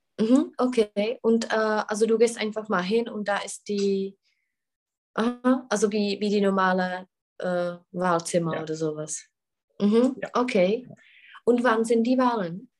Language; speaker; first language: German; non-native, fluent; Czech